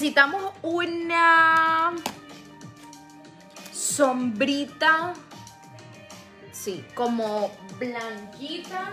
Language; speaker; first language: Spanish; native; Spanish